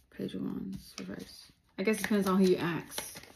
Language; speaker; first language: English; native; English